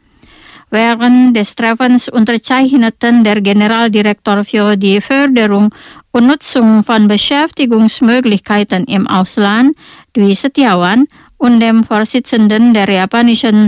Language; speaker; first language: German; non-native, fluent; Indonesian